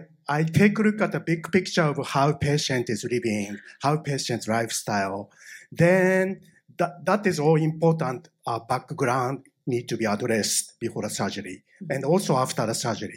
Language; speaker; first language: English; non-native, fluent; Japanese